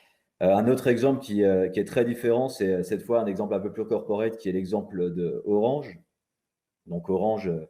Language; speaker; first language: French; native; French